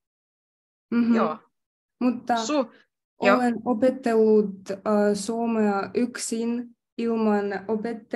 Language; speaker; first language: Finnish; non-native, learner; Russian